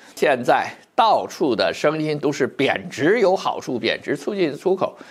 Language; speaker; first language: Chinese; native; Chinese